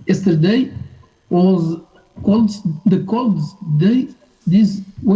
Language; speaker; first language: English; non-native, learner; Arabic